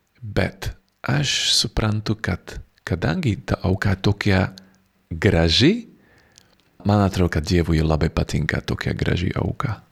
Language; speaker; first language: Lithuanian; non-native, fluent; Slovak